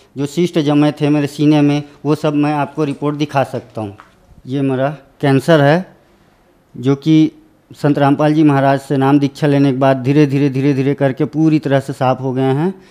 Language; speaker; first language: Hindi; native; Hindi